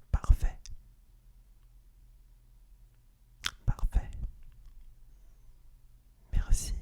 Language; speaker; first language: French; non-native, fluent; English